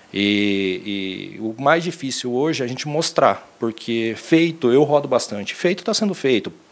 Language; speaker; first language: Portuguese; native; Portuguese